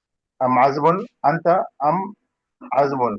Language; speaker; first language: Arabic; non-native, learner; Urdu